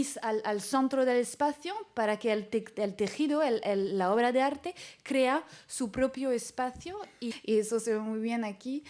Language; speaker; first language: Spanish; non-native, fluent; French